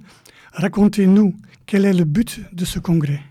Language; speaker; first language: French; native; French